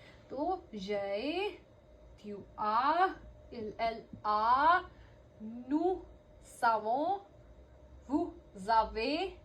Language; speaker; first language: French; non-native, learner; Hindi